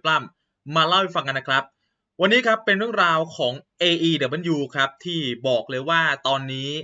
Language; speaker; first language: Thai; native; Thai